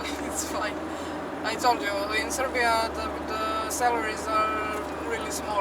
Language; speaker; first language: English; non-native, fluent; Croatian